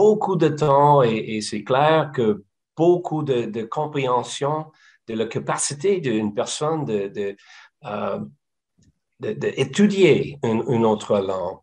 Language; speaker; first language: French; non-native, local second language; English